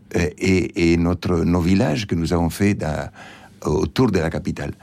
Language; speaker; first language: French; non-native, fluent; Spanish